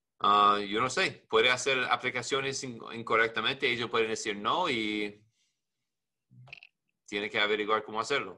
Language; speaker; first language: Spanish; non-native, learner; English